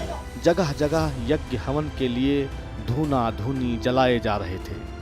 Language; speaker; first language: Hindi; native; Hindi